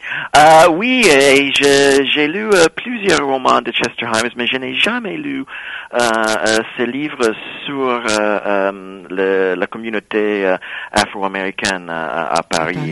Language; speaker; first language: French; non-native, fluent; English